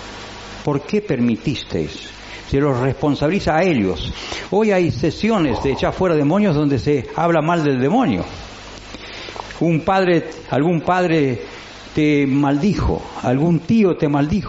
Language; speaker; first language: Spanish; native; Spanish